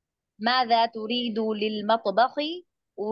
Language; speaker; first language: Arabic; non-native, learner; Urdu